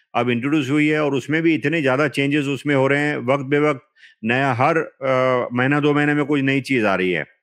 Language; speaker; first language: Hindi; non-native, local second language; Marathi